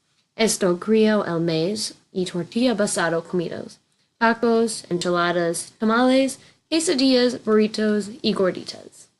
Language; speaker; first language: Spanish; non-native, learner; English